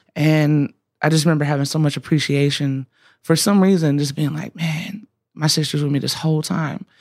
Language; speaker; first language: English; native; English